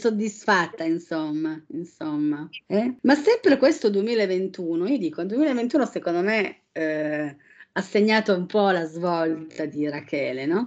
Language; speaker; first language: Italian; native; Italian